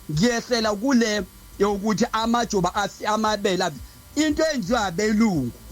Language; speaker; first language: Zulu; non-native, local second language; Xhosa